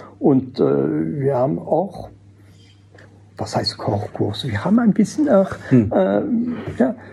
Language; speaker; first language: German; non-native, fluent; French